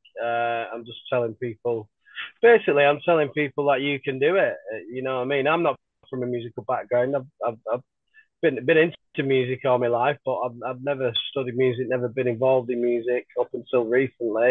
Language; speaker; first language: English; native; English